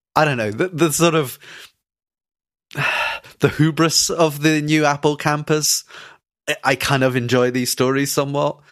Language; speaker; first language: English; native; English